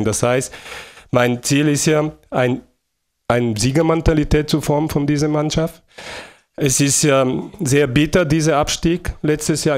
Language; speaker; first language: German; non-native, fluent; Bulgarian